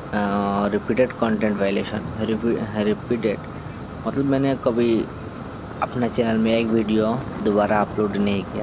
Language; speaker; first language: Hindi; non-native, local second language; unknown